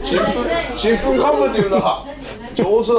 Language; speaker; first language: Japanese; native; Japanese